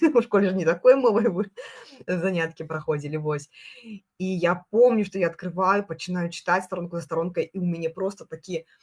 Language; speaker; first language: Belarusian; non-native, local second language; Russian